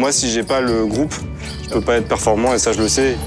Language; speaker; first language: French; native; French